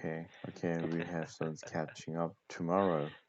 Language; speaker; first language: English; non-native, learner; Korean